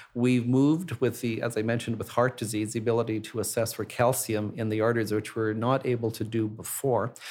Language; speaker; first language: English; native; English